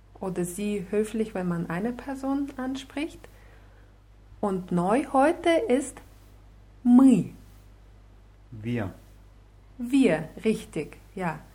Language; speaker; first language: German; non-native, fluent; Russian